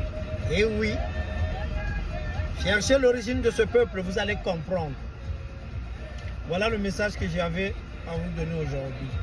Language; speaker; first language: French; non-native, local second language; Kongo